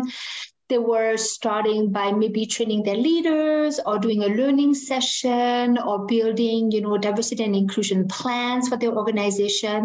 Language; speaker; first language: English; non-native, fluent; French